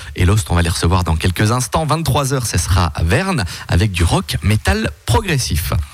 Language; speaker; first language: French; native; French